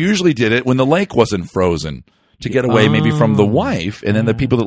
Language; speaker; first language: English; native; English